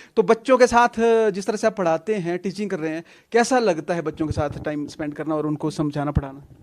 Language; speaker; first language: Hindi; native; Hindi